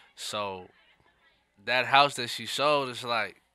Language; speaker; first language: English; native; English